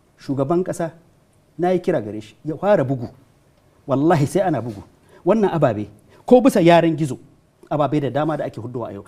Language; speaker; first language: Hausa; non-native, local second language; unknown